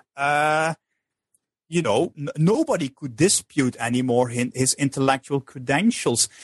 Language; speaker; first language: English; non-native, fluent; Dutch